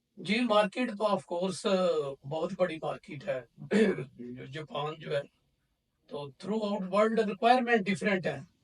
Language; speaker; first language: Urdu; non-native, local second language; Punjabi